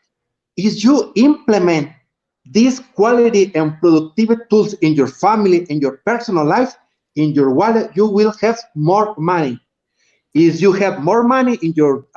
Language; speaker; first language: English; non-native, learner; Spanish